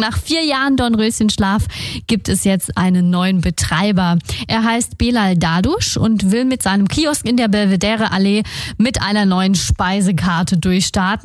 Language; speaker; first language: German; native; German